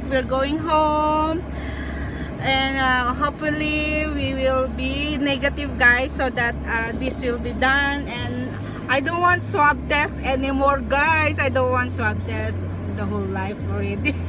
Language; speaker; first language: English; non-native, local second language; Filipino